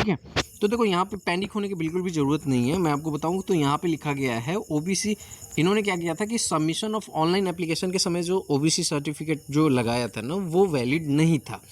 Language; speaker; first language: Hindi; native; Hindi